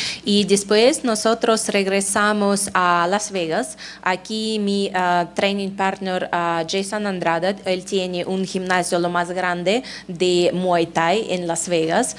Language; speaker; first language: Spanish; non-native, fluent; Russian